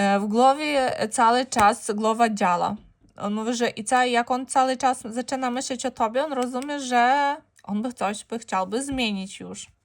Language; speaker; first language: Polish; non-native, fluent; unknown